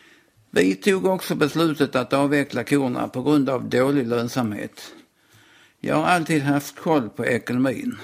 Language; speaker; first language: Swedish; native; Swedish